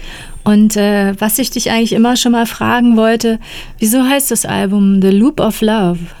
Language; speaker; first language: German; native; German